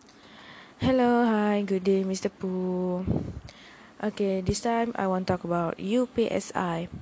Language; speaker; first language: English; non-native, learner; Malay